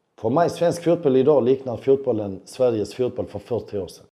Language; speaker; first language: Swedish; early bilingual, other home language; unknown